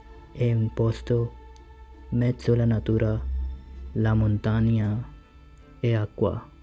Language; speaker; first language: Italian; non-native, learner; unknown